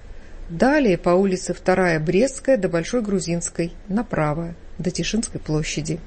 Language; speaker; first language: Russian; native; Russian